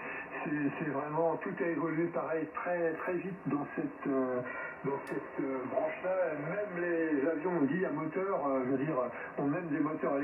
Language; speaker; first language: French; native; French